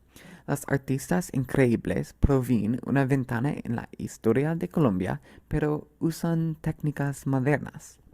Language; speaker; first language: Spanish; non-native, learner; English